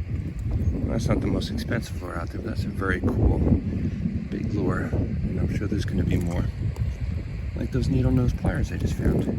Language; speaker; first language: English; native; English